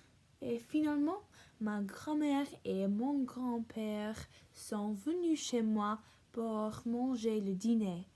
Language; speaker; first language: French; non-native, learner; English